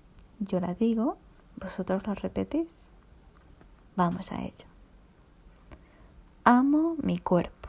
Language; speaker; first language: Spanish; non-native, fluent; Portuguese